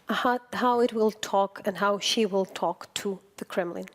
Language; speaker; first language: English; non-native, fluent; Ukrainian